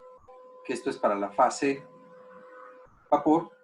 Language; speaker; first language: Spanish; native; Spanish